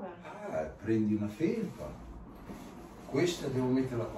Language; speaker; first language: Italian; native; Italian